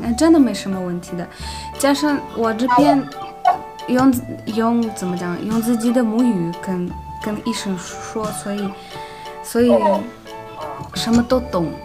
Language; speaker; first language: Chinese; non-native, fluent; Russian